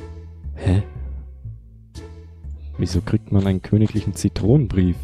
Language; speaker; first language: German; native; German